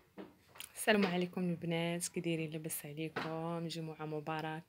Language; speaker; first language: Arabic; native; Arabic